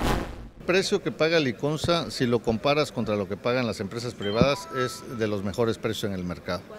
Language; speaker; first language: Spanish; native; Spanish